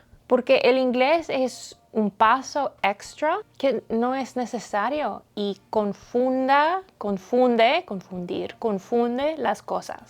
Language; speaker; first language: Spanish; non-native, learner; English